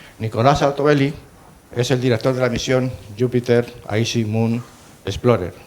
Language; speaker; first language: Spanish; native; Spanish